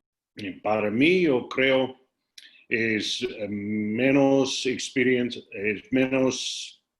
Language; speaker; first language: Spanish; non-native, learner; English